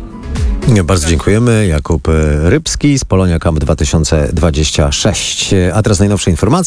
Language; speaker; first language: Polish; native; Polish